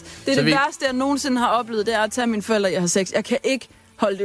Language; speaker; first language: Danish; native; Danish